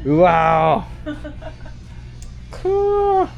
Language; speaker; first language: English; non-native, learner; Japanese